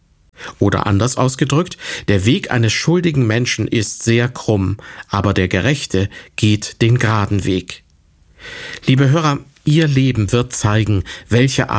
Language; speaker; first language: German; native; German